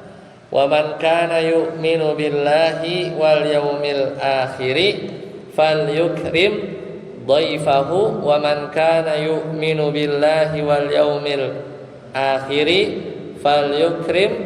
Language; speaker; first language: Arabic; non-native, fluent; Indonesian